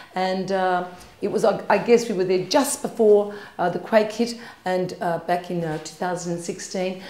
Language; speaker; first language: English; early bilingual, other home language; Italian